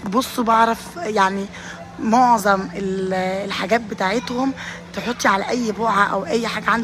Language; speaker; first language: Arabic; native; Arabic